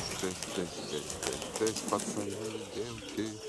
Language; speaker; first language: Ukrainian; non-native, local second language; Russian